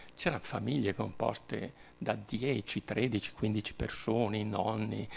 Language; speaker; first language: Italian; native; Italian